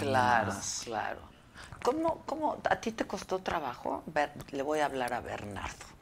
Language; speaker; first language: Spanish; native; Spanish